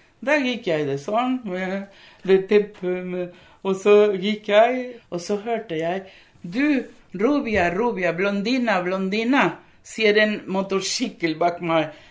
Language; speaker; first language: Norwegian; early bilingual, other home language; Spanish